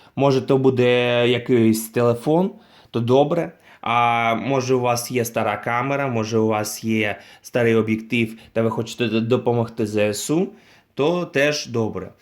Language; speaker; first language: Ukrainian; non-native, local second language; Russian